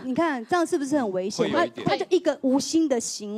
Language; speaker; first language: Chinese; native; Chinese